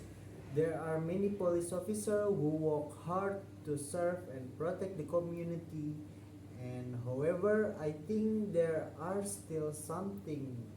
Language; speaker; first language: English; non-native, fluent; Indonesian